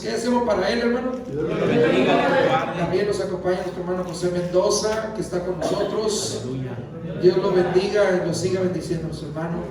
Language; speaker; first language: Spanish; native; Spanish